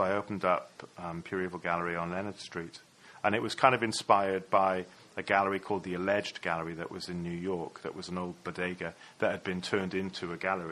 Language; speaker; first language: English; native; English